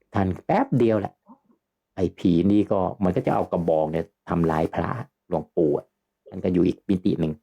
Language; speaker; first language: Thai; native; Thai